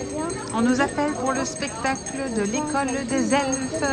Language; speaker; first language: French; native; French